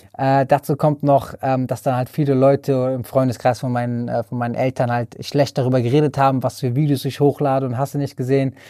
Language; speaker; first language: German; native; German